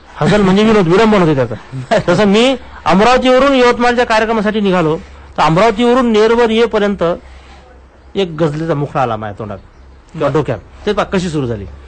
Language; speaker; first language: Marathi; non-native, local second language; Urdu